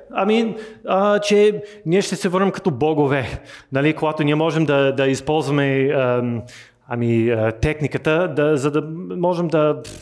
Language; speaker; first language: Bulgarian; non-native, learner; English